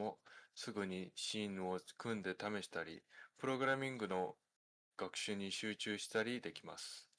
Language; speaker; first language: Japanese; non-native, fluent; Korean